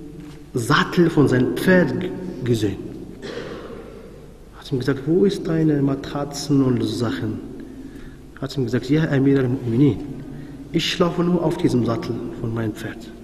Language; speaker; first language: German; non-native, fluent; Arabic